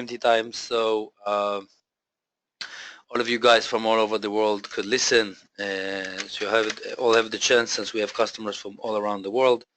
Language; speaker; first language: English; non-native, fluent; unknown